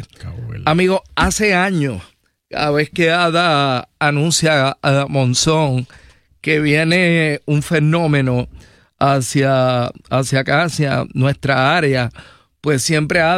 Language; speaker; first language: Spanish; native; Spanish